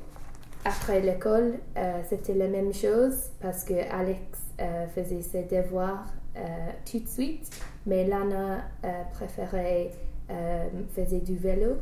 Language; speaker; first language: French; non-native, learner; English